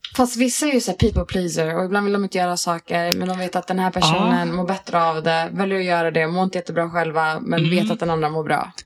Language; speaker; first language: Swedish; native; Swedish